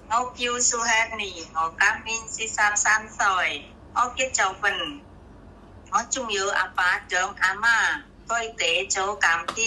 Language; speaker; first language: Cantonese; non-native, learner; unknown